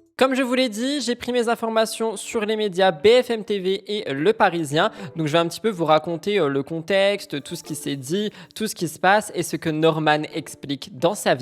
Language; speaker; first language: French; native; French